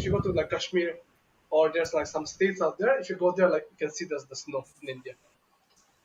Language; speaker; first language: English; non-native, local second language; Bangla